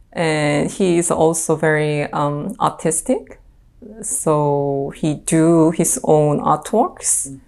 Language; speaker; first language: English; non-native, fluent; Korean